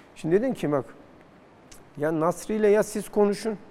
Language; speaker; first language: Turkish; native; Turkish